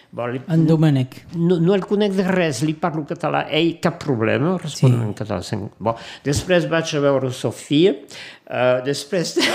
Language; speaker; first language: Catalan; non-native, local second language; French